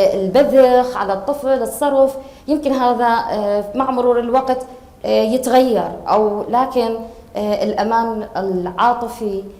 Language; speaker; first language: Arabic; native; Arabic